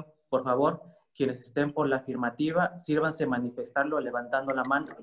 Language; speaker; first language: Spanish; native; Spanish